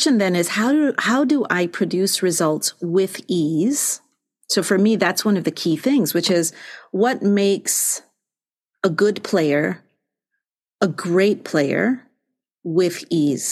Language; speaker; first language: English; non-native, local second language; Malay